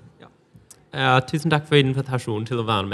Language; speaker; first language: Norwegian; non-native, fluent; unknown